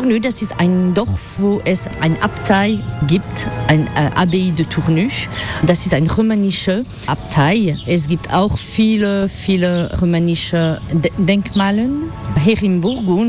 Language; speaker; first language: German; non-native, fluent; French